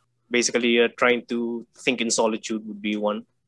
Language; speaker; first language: English; non-native, local second language; Filipino